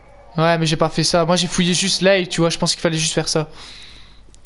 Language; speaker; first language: French; native; French